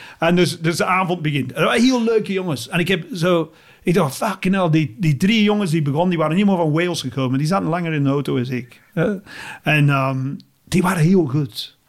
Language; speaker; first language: Dutch; non-native, fluent; English